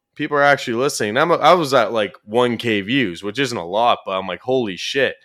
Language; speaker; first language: English; native; English